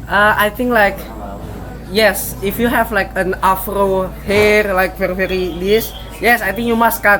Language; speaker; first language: English; non-native, learner; Indonesian